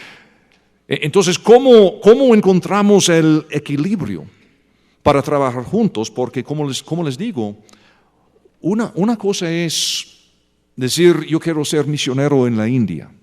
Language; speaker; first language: Spanish; non-native, fluent; English